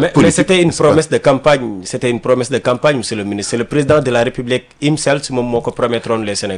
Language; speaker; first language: French; non-native, local second language; Wolof